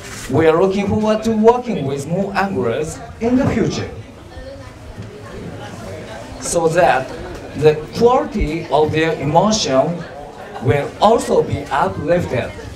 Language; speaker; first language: English; non-native, learner; Japanese